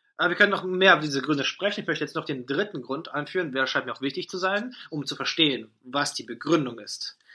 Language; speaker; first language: German; non-native, fluent; Russian